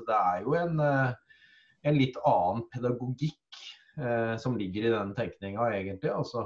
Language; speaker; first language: Norwegian; native; Norwegian